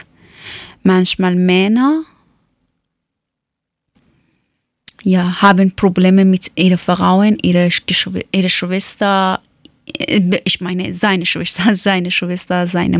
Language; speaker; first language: German; non-native, learner; Persian